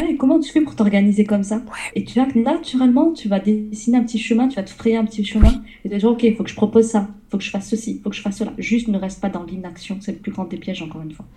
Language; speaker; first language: French; early bilingual, other home language; Arabic